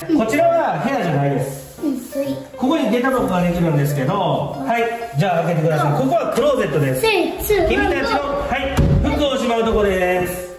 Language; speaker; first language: Japanese; native; Japanese